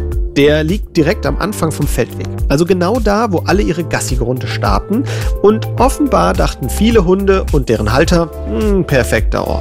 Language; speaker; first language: German; native; German